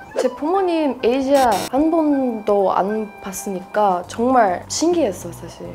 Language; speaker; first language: Korean; non-native, learner; English